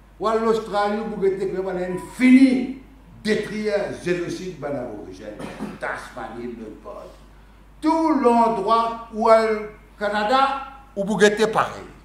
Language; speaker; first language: French; non-native, local second language; Morisyen